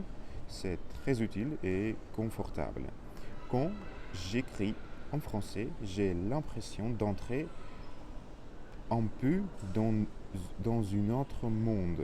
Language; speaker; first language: French; non-native, learner; Russian